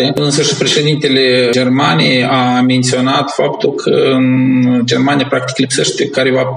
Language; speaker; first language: Romanian; native; Romanian